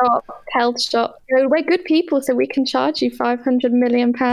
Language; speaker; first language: English; native; English